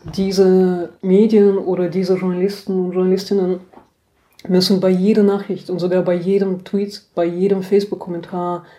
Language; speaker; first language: German; non-native, fluent; Russian